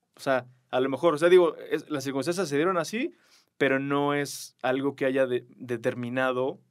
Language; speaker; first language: Spanish; native; Spanish